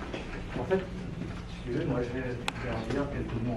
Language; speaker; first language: French; native; French